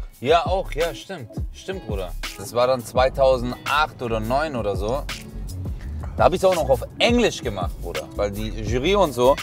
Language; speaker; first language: German; early bilingual, other home language; Turkish